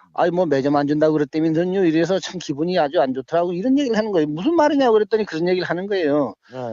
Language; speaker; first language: Korean; native; Korean